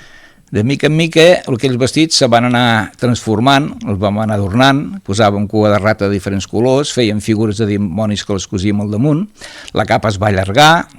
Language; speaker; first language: Catalan; native; Catalan